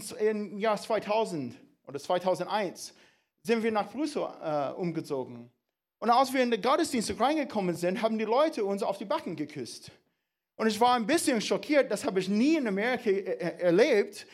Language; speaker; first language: German; non-native, fluent; English